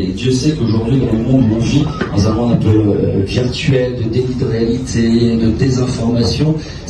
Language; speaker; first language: French; native; French